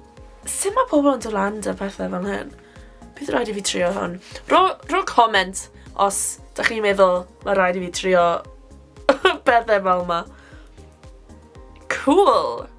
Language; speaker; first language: Welsh; non-native, local second language; English